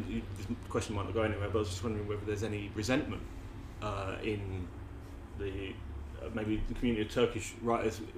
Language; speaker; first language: English; native; English